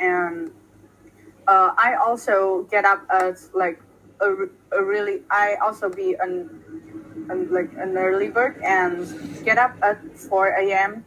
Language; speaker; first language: English; non-native, fluent; Vietnamese